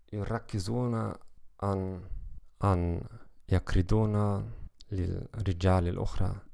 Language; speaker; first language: Arabic; non-native, learner; German